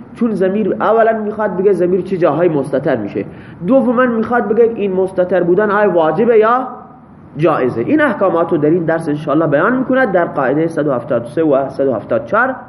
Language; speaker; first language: Persian; non-native, local second language; Baluchi